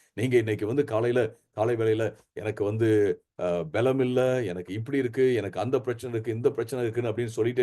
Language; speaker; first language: Tamil; native; Tamil